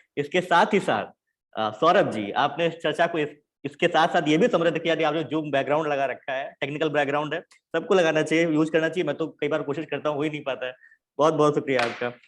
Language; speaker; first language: Hindi; native; Hindi